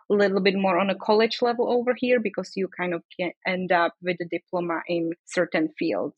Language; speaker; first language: English; non-native, fluent; Czech